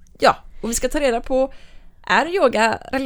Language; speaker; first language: Swedish; native; Swedish